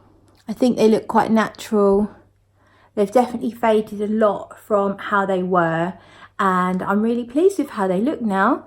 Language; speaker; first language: English; native; English